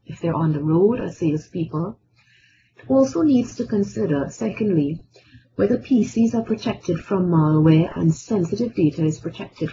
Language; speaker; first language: English; native; English